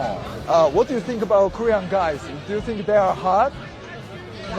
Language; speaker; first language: English; non-native, learner; Korean